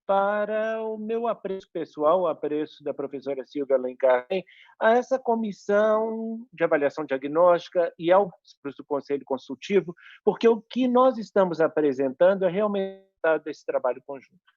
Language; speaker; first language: Portuguese; native; Portuguese